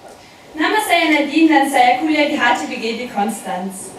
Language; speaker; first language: Indonesian; non-native, learner; German